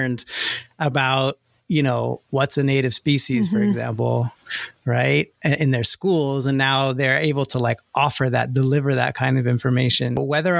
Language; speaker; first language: English; native; English